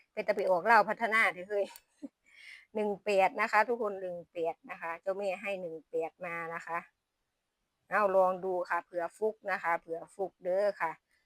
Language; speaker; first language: Thai; non-native, local second language; Lao